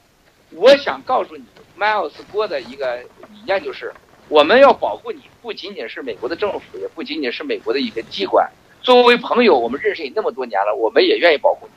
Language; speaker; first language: Chinese; native; Chinese